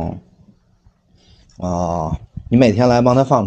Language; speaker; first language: Chinese; native; Chinese